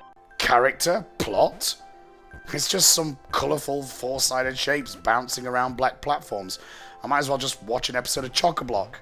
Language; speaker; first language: English; native; English